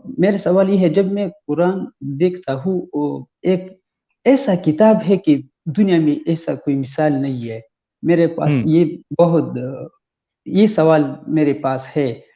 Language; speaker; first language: Hindi; non-native, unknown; Pashto